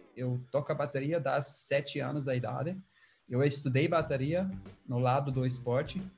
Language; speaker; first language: Portuguese; non-native, learner; German